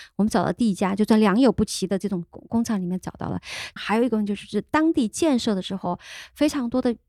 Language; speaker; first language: Chinese; native; Chinese